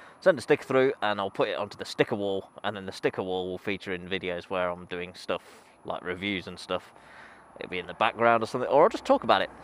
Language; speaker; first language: English; native; English